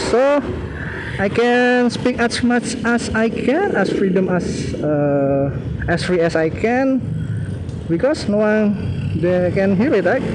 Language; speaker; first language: English; non-native, learner; Indonesian